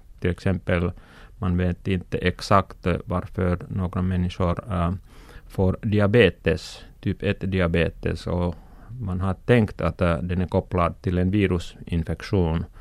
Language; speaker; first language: Swedish; non-native, local second language; Finnish